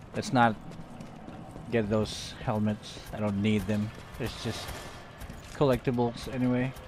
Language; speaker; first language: English; non-native, local second language; Filipino